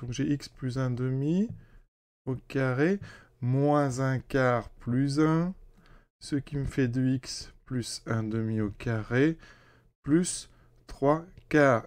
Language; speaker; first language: French; native; French